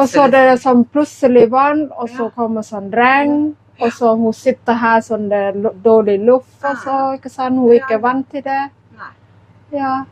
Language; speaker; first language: Norwegian; non-native, learner; Thai